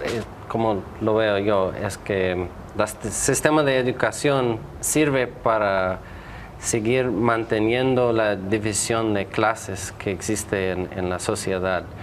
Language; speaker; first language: Spanish; non-native, fluent; English